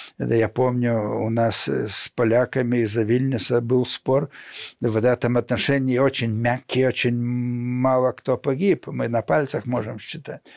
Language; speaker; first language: Russian; non-native, local second language; Lithuanian